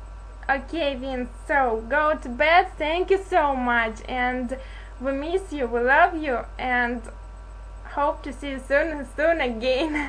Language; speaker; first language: English; non-native, learner; Russian